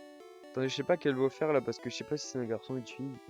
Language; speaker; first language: French; native; French